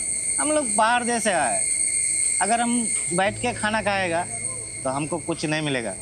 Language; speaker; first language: Hindi; non-native, local second language; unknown